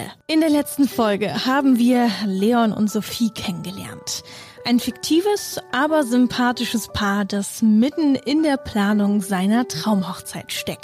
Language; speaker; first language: German; native; German